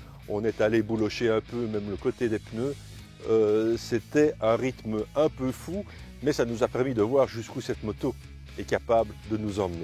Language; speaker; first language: French; native; French